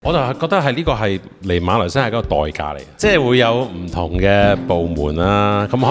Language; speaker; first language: Cantonese; native; Cantonese